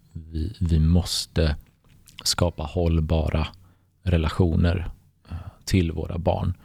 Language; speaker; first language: Swedish; early bilingual, other home language; Bosnian